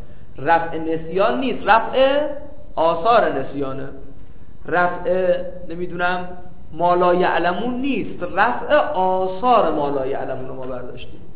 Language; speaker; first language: Persian; native; Persian